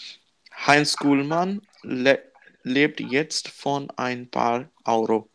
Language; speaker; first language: German; non-native, learner; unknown